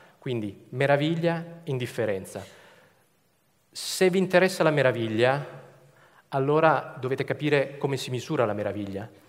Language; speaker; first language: Italian; native; Italian